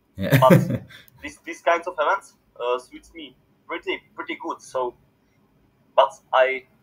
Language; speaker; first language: English; non-native, fluent; Czech